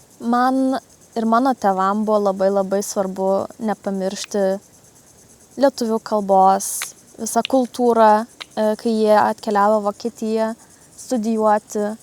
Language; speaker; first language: Lithuanian; early bilingual, heritage; Lithuanian